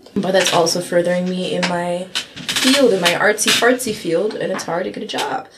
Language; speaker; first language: English; early bilingual, other home language; German